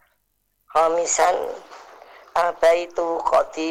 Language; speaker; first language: Arabic; non-native, learner; Indonesian